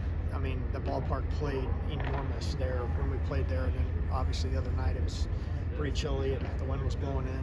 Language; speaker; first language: English; native; English